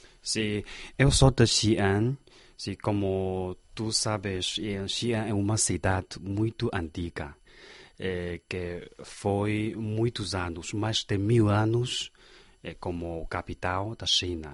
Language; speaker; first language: Portuguese; non-native, learner; Chinese